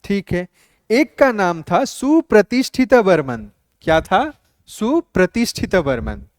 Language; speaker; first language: Hindi; non-native, local second language; Assamese